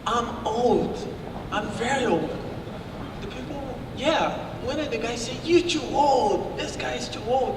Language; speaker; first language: English; non-native, learner; Portuguese